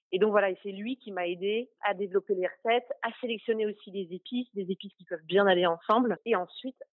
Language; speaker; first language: French; native; French